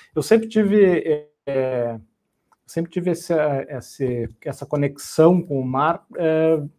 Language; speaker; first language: Portuguese; native; Portuguese